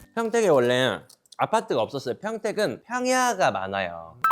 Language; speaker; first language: Korean; native; Korean